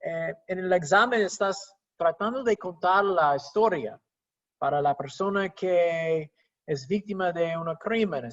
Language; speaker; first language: Spanish; non-native, fluent; English